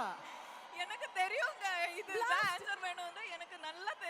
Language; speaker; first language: Tamil; non-native, local second language; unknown